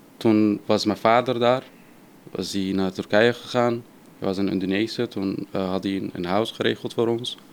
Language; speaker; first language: Dutch; non-native, fluent; Arabic